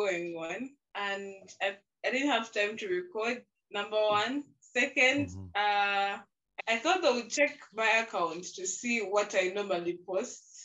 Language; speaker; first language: English; non-native, local second language; Ganda